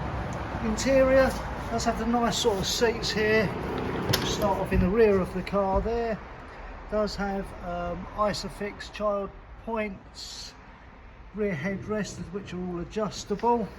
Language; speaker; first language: English; native; English